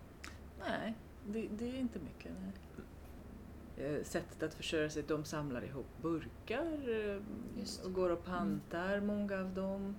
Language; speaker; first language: Swedish; non-native, fluent; Romanian